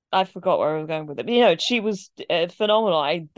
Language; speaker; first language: English; native; English